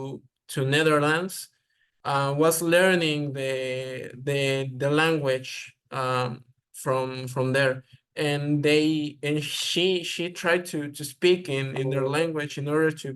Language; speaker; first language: English; non-native, learner; Spanish